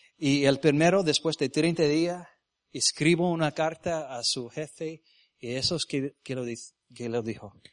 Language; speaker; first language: Spanish; early bilingual, heritage; Spanish